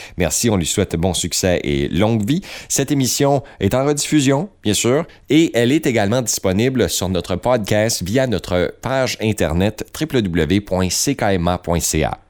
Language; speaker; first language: French; native; French